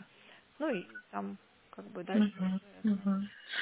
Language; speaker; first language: Russian; native; Russian